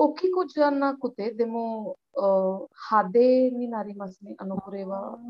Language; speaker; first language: Japanese; non-native, learner; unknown